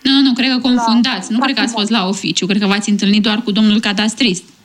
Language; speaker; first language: Romanian; native; Romanian